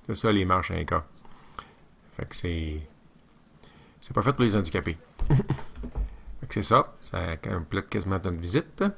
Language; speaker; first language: French; native; French